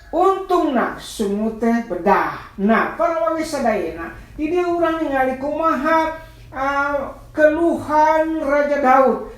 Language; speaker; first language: Sundanese; non-native, local second language; Nias